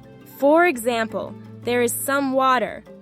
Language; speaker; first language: English; non-native, fluent; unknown